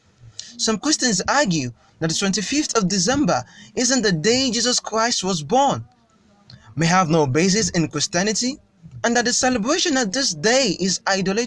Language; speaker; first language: English; non-native, local second language; Yoruba